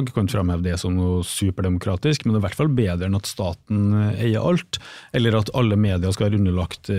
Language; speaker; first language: Norwegian; native; Norwegian